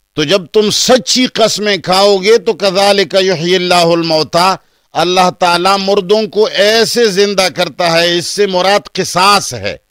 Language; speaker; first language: Urdu; non-native, local second language; Pashto